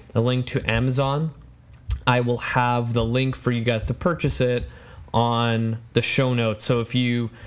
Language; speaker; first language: English; non-native, fluent; Polish